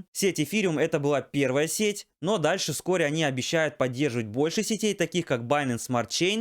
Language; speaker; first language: Russian; native; Russian